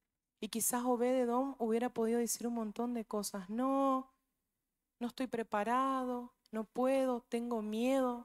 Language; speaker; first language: Spanish; native; Spanish